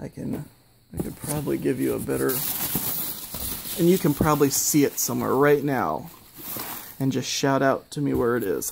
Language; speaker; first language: English; native; English